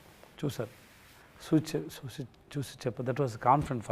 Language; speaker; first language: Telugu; non-native, learner; Tamil